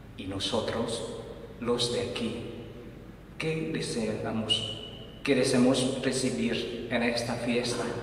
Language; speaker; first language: Spanish; non-native, fluent; Vietnamese